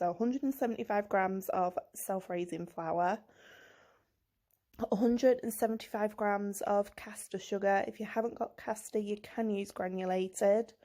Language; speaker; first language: English; native; English